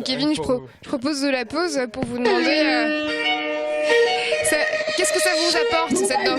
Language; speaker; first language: French; native; French